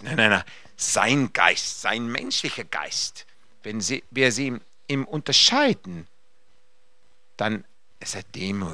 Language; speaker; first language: German; non-native, fluent; English